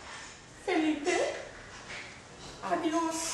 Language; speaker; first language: Spanish; non-native, learner; English